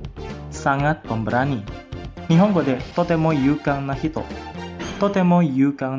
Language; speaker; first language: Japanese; non-native, fluent; Indonesian